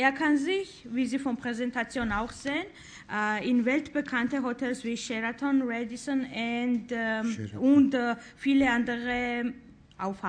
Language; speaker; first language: German; non-native, fluent; Georgian